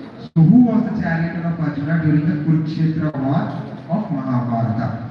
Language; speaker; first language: English; non-native, local second language; Telugu